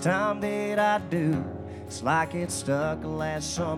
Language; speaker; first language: English; native; English